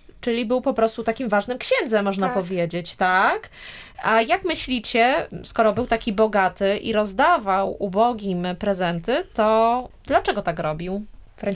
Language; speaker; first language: Polish; native; Polish